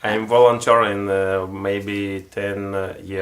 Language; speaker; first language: English; non-native, learner; Russian